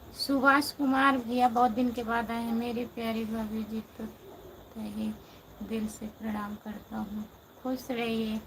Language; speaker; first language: Hindi; native; Hindi